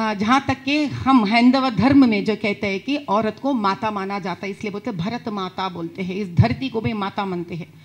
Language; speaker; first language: Hindi; non-native, local second language; Telugu